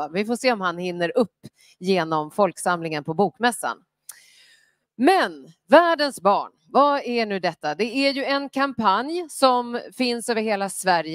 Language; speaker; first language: Swedish; native; Swedish